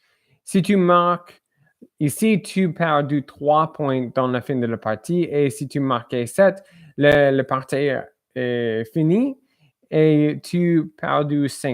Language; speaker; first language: French; non-native, learner; English